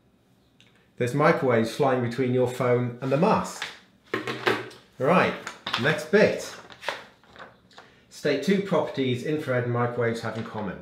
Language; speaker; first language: English; native; English